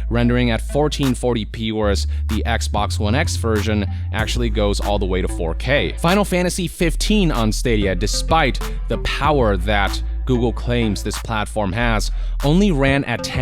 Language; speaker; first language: English; native; English